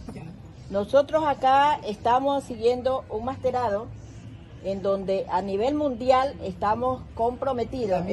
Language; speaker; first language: Spanish; native; Spanish